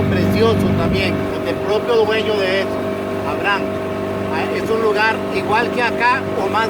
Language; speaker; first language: Spanish; native; Spanish